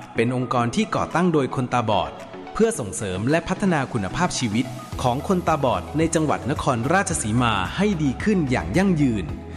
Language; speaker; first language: Thai; native; Thai